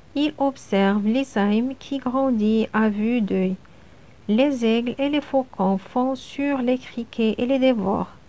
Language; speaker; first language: French; non-native, local second language; Arabic